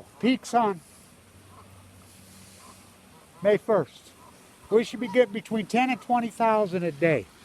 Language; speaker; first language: English; native; English